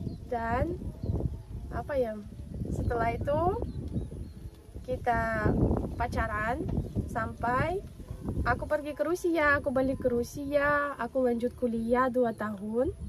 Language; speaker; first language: Indonesian; non-native, fluent; Russian